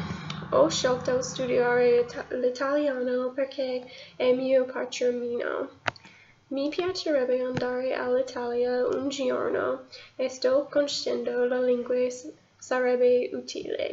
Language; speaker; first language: Italian; non-native, learner; English